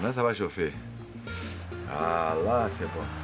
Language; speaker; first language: French; non-native, fluent; Portuguese